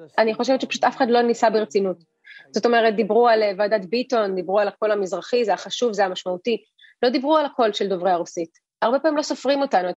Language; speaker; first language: Hebrew; early bilingual, other home language; Russian